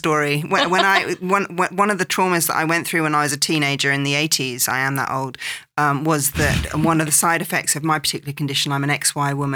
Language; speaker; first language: English; native; English